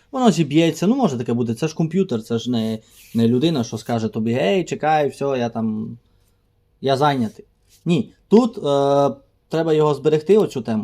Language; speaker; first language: Ukrainian; native; Ukrainian